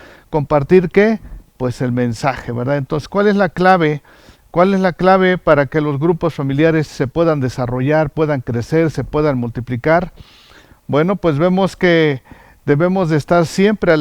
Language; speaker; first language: Spanish; native; Spanish